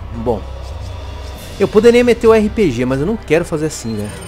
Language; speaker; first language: Portuguese; native; Portuguese